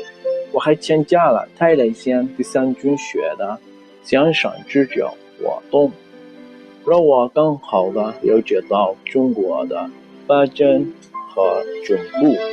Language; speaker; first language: Chinese; non-native, learner; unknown